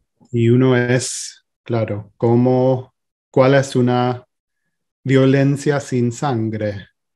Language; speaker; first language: Spanish; non-native, fluent; English